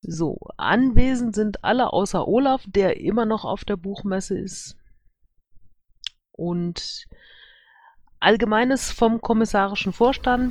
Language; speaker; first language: German; native; German